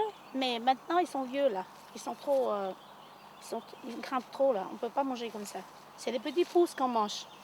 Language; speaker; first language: French; non-native, learner; Hmong